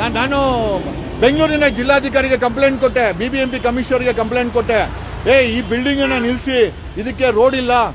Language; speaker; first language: Kannada; native; Kannada